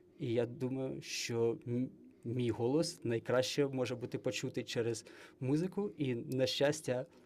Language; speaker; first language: Ukrainian; non-native, fluent; English